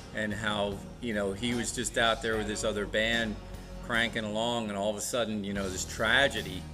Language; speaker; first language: English; native; English